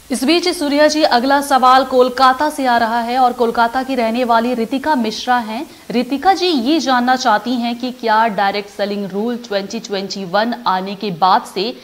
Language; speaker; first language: Hindi; native; Hindi